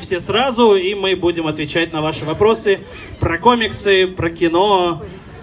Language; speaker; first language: Russian; native; Russian